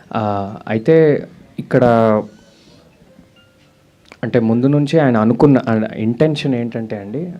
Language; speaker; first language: Telugu; native; Telugu